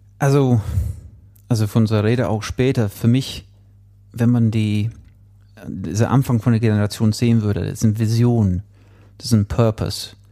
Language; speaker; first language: German; non-native, fluent; English